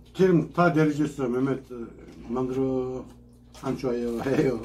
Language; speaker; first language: Korean; non-native, learner; Turkish